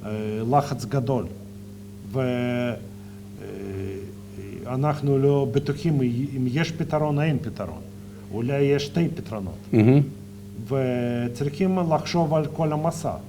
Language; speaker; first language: Hebrew; non-native, fluent; Russian